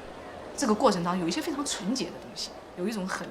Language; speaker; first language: Chinese; native; Chinese